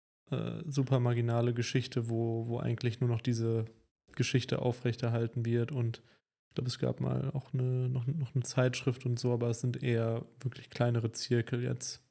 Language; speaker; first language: German; native; German